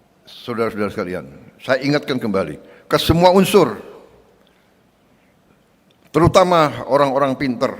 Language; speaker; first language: Indonesian; native; Indonesian